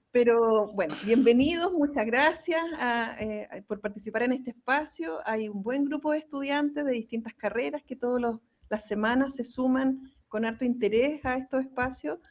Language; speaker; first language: Spanish; native; Spanish